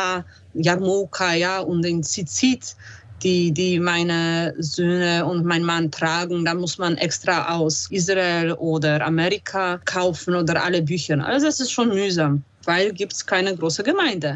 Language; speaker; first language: German; non-native, fluent; Polish